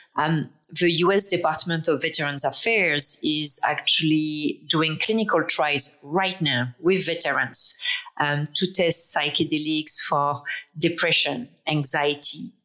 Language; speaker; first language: English; non-native, fluent; French